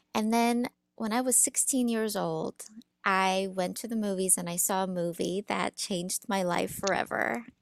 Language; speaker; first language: English; early bilingual, other home language; Russian